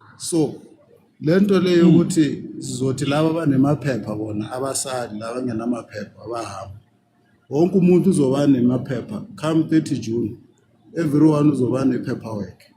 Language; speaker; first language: Zulu; non-native, local second language; Tsonga